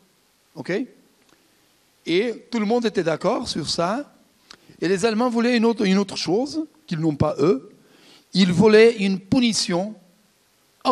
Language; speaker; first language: French; non-native, fluent; Portuguese